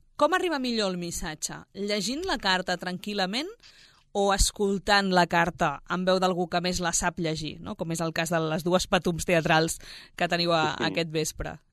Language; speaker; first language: Catalan; native; Catalan